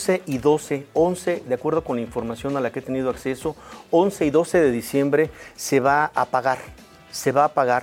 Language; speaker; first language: Spanish; native; Spanish